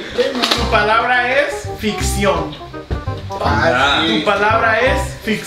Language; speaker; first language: Spanish; early bilingual, heritage; Spanish